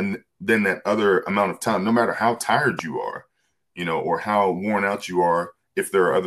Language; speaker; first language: English; native; English